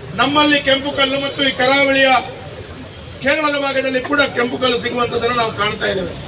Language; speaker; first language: Kannada; native; Kannada